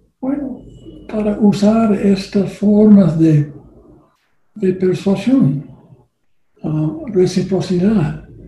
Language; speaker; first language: Spanish; non-native, learner; English